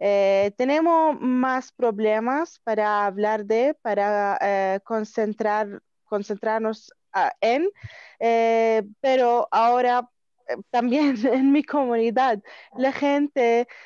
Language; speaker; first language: Spanish; non-native, learner; Arabic